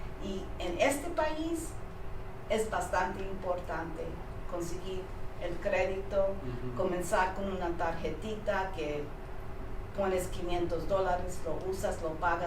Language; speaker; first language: Spanish; early bilingual, heritage; Spanish